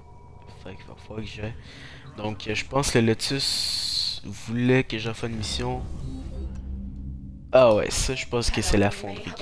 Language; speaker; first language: French; native; French